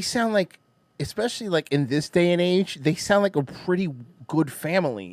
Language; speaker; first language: English; native; English